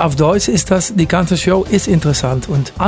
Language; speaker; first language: German; non-native, learner; Dutch